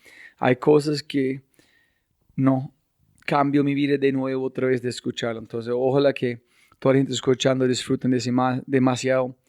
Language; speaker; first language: Spanish; non-native, fluent; English